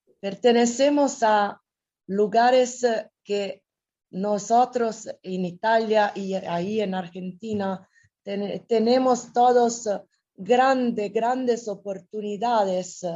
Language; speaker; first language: Spanish; non-native, fluent; Italian